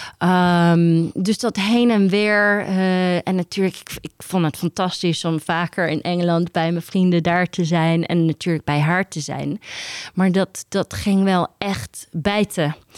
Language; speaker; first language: Dutch; early bilingual, heritage; Dutch